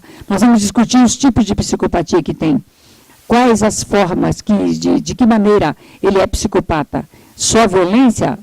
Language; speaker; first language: Portuguese; native; Portuguese